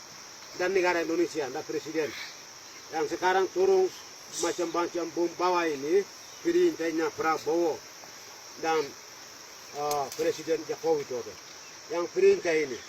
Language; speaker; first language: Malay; non-native, local second language; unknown